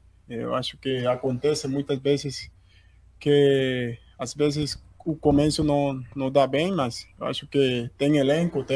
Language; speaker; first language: Portuguese; non-native, fluent; Spanish